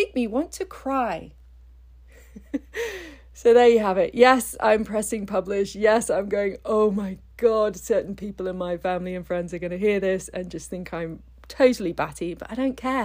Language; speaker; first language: English; native; English